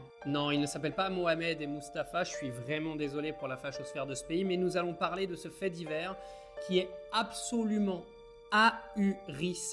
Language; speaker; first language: French; native; French